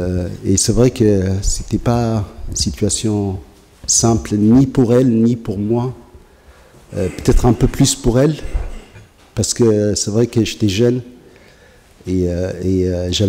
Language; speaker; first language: French; non-native, fluent; Tigrinya